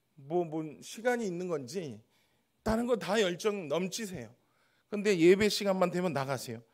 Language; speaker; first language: Korean; native; Korean